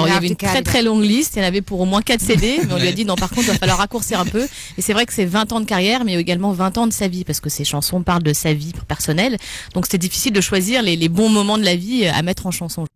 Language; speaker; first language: French; native; French